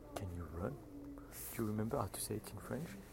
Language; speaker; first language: English; non-native, fluent; French